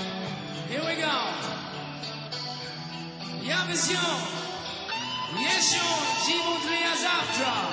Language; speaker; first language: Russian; non-native, learner; German